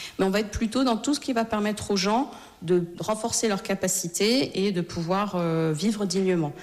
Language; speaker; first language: French; native; French